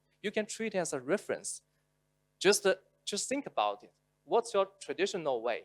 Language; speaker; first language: English; non-native, local second language; Chinese